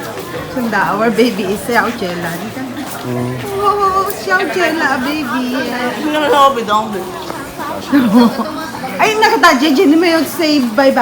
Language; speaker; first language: Chinese; non-native, learner; Filipino